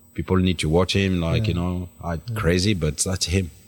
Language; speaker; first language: English; non-native, fluent; French